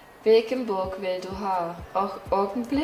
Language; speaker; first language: Swedish; non-native, learner; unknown